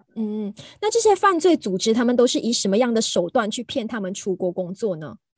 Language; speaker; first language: Chinese; native; Chinese